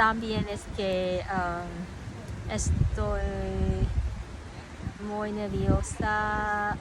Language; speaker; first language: Spanish; non-native, learner; Cantonese